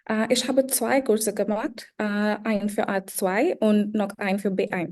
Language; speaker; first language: German; non-native, learner; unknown